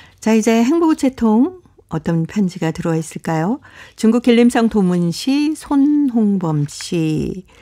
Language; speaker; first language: Korean; native; Korean